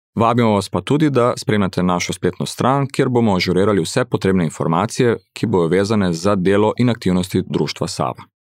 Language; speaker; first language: Slovenian; early bilingual, heritage; Slovenian